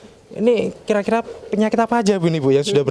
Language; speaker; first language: Indonesian; native; Indonesian